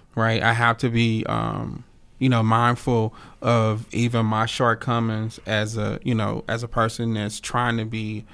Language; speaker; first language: English; native; English